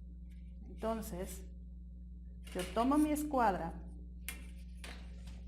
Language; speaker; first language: Spanish; native; Spanish